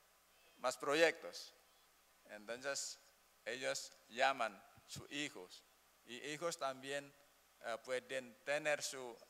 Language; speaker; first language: Spanish; non-native, learner; Indonesian